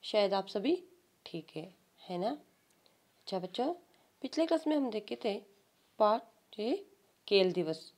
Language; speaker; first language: Hindi; non-native, local second language; Kannada